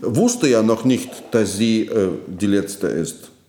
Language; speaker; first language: German; non-native, fluent; Russian